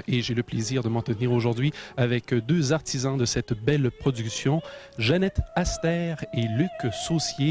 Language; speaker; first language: French; native; French